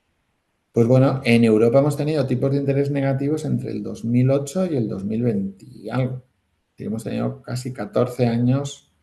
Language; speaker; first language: Spanish; native; Spanish